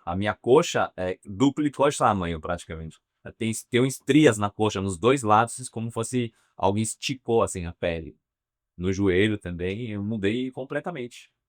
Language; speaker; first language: Portuguese; non-native, fluent; Chinese